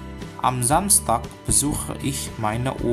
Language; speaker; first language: German; non-native, fluent; Indonesian